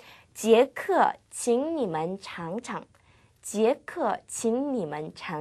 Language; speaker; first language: Chinese; non-native, fluent; Korean